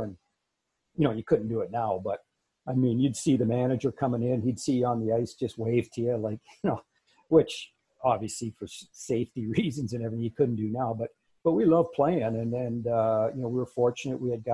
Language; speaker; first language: English; native; English